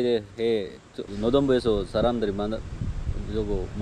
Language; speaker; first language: Korean; non-native, learner; Sinhala